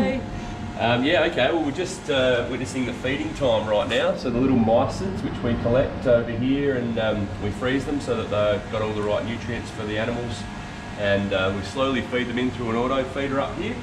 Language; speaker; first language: English; native; English